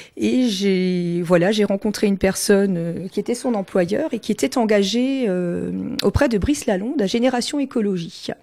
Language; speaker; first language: French; non-native, local second language; Swiss German